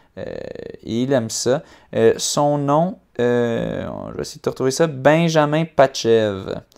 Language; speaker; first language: French; native; French